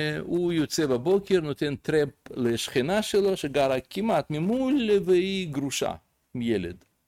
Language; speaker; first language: Hebrew; native; Hebrew